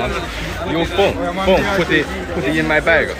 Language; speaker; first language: English; non-native, learner; Chinese